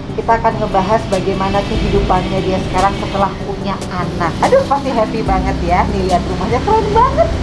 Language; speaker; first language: Indonesian; native; Indonesian